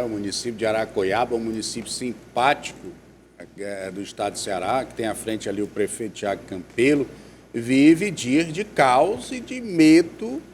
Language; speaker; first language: Portuguese; native; Portuguese